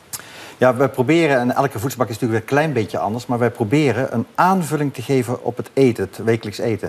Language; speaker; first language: Dutch; native; Dutch